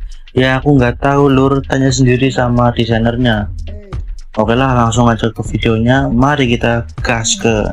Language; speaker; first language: Indonesian; native; Indonesian